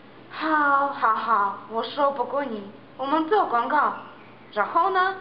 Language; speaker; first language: Chinese; non-native, learner; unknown